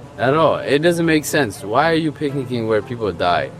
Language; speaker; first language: English; early bilingual, other home language; Somali